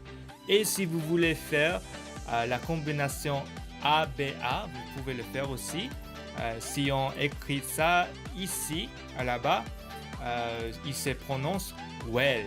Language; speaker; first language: French; non-native, learner; Korean